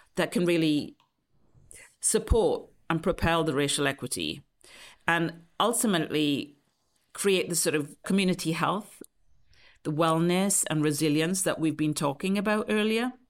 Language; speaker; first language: English; native; English